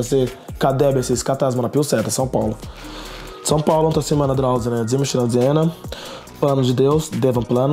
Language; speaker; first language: Latvian; non-native, learner; Portuguese